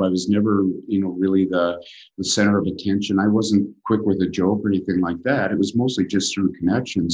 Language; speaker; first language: English; native; English